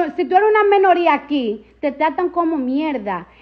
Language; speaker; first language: Spanish; early bilingual, heritage; Spanish